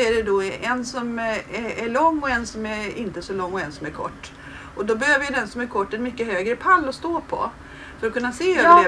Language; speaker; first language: Swedish; native; Swedish